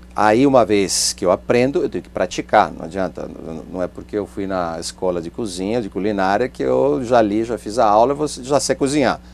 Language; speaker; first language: Portuguese; non-native, fluent; Spanish